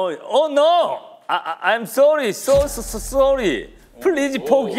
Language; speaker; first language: English; non-native, learner; Korean